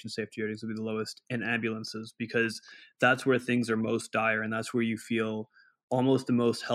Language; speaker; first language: English; non-native, local second language; Urdu